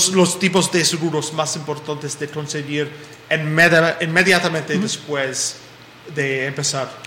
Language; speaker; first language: Spanish; non-native, fluent; English